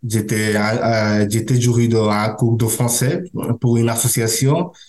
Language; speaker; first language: French; non-native, learner; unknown